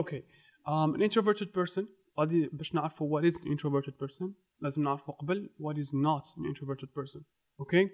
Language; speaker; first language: English; non-native, fluent; Arabic